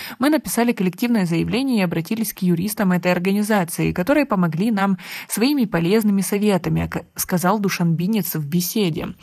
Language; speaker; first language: Russian; non-native, local second language; Tajik